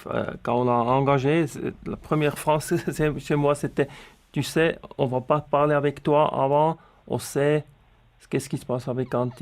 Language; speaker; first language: French; non-native, local second language; Swiss German